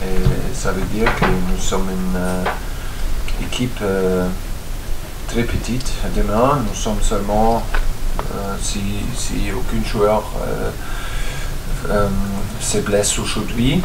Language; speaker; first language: French; non-native, fluent; German